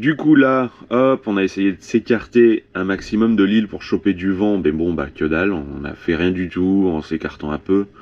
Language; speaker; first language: French; native; French